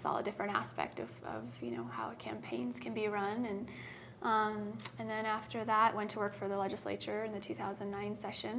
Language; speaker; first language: English; native; English